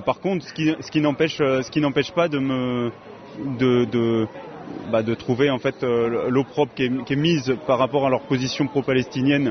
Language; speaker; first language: French; native; French